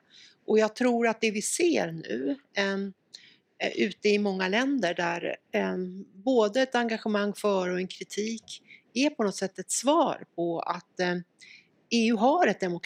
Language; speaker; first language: Swedish; native; Swedish